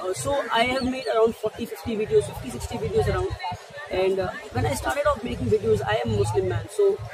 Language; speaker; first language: English; non-native, local second language; Urdu